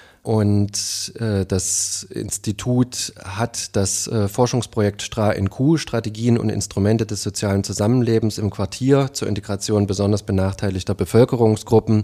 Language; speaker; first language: German; native; German